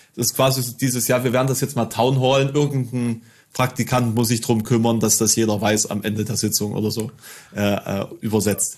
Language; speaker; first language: German; native; German